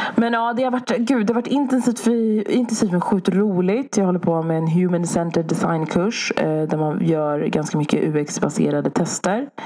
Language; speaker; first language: Swedish; early bilingual, other home language; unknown